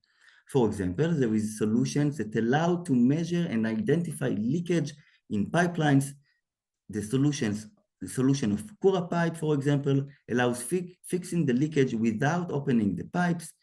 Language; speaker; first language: English; non-native, fluent; Hebrew